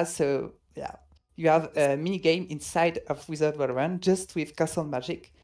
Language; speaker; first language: English; non-native, fluent; French